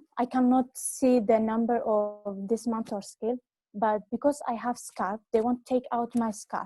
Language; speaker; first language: English; non-native, learner; Kurdish